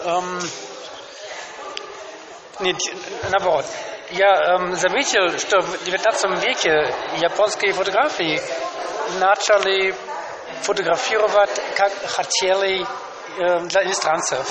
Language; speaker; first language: Russian; non-native, learner; German